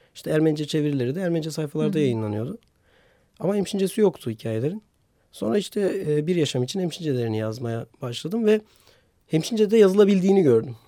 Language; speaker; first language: Turkish; non-native, local second language; Armenian